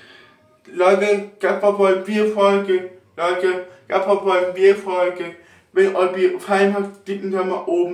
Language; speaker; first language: German; non-native, local second language; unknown